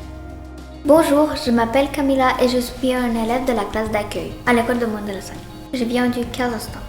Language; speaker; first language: French; non-native, learner; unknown